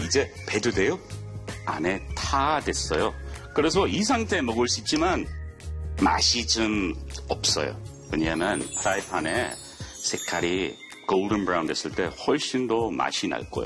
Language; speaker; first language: Korean; non-native, learner; English